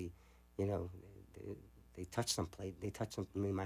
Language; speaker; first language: English; native; English